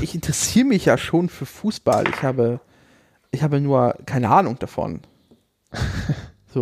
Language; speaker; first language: German; native; German